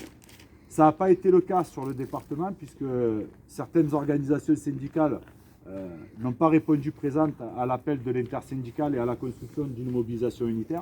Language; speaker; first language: French; native; French